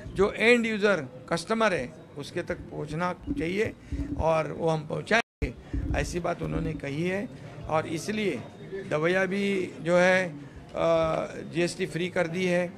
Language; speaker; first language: Hindi; non-native, local second language; Marathi